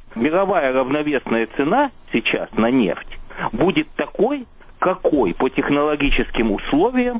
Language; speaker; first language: Russian; native; Russian